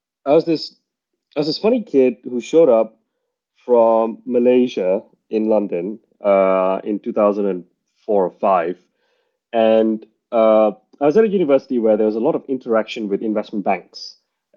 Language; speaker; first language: English; non-native, local second language; Tamil